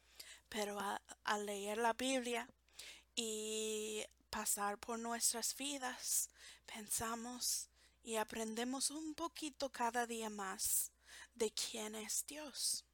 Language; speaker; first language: Spanish; non-native, fluent; English